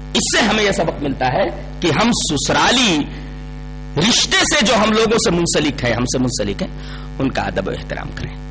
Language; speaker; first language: Urdu; native; Urdu